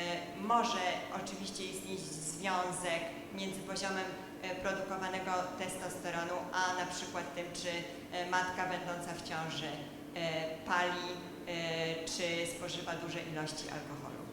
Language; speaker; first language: Polish; native; Polish